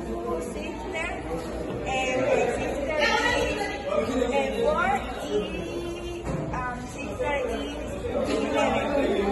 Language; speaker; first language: English; non-native, learner; Spanish